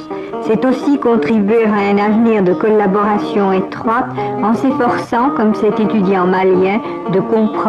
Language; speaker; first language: French; native; French